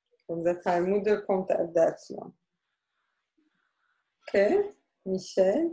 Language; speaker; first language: Dutch; non-native, fluent; Arabic